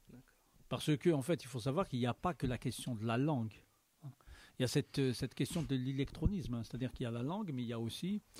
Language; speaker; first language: French; native; French